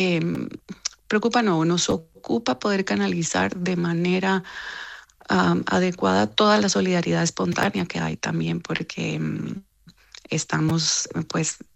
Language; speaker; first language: Spanish; native; Spanish